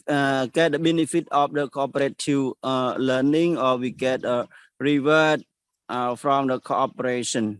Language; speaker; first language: English; non-native, learner; Khmer